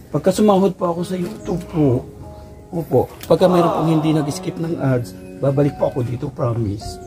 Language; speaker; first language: Filipino; non-native, local second language; Waray